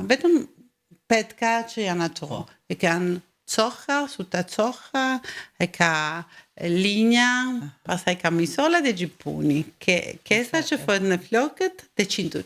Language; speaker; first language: Albanian; early bilingual, heritage; Albanian